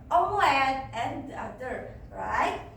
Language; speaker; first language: English; non-native, learner; Indonesian